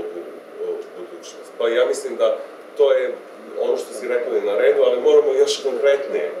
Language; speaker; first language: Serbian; non-native, fluent; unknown